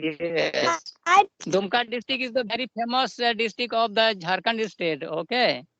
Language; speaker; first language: English; non-native, learner; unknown